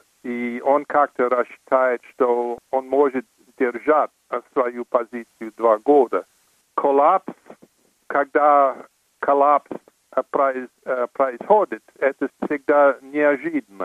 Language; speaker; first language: Russian; non-native, fluent; English